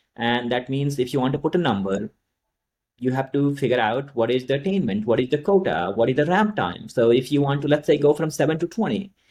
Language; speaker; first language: English; non-native, local second language; Hindi